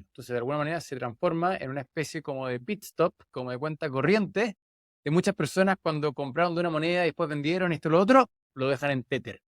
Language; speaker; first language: Spanish; native; Spanish